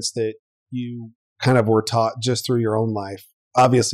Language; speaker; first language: English; native; English